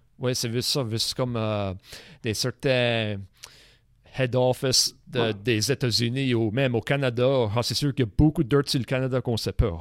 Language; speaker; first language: French; non-native, local second language; English